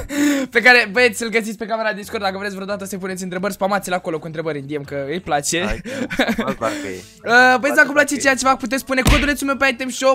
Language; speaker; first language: Romanian; native; Romanian